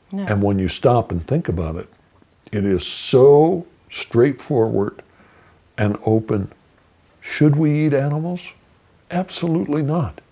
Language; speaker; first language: English; native; English